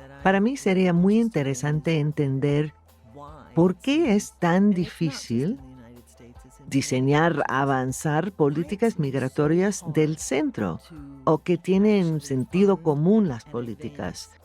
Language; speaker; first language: Spanish; non-native, fluent; English